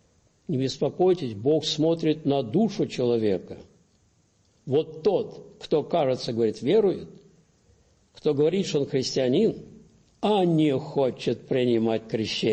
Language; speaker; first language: Russian; native; Russian